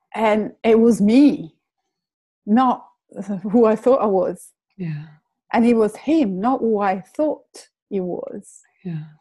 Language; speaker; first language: English; non-native, fluent; Italian